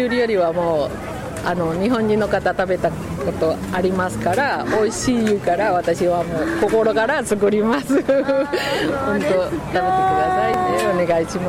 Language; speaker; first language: Japanese; non-native, learner; Spanish